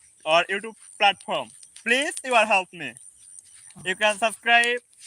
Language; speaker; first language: English; non-native, local second language; Bangla